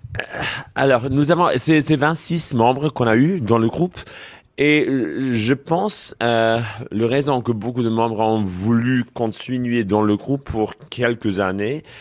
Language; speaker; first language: French; non-native, learner; English